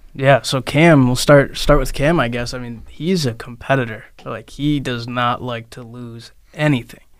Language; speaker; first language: English; native; English